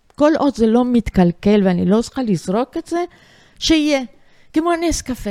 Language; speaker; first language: Hebrew; non-native, fluent; Spanish